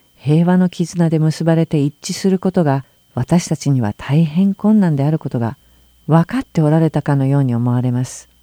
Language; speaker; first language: Japanese; native; Japanese